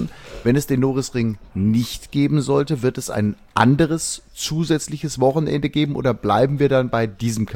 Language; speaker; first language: German; native; German